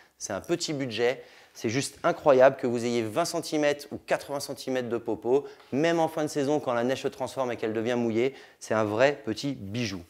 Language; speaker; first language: French; native; French